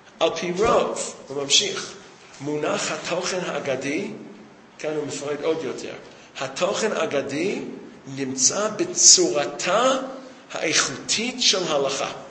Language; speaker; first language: Hebrew; non-native, fluent; English